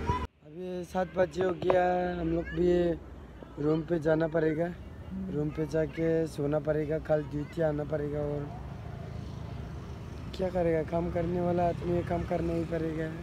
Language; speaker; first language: Hindi; non-native, local second language; Garo